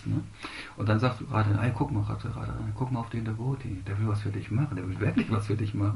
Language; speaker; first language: German; native; German